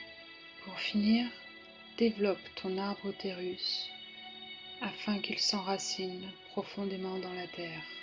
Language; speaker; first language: French; native; French